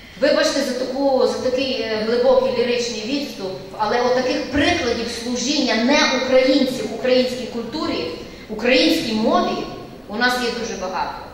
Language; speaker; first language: Ukrainian; native; Ukrainian